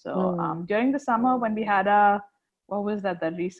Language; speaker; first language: English; non-native, local second language; Tamil